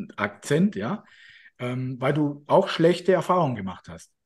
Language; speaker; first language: German; non-native, fluent; Slovak